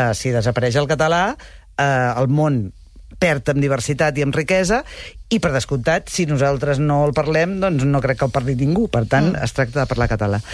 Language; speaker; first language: Catalan; native; Catalan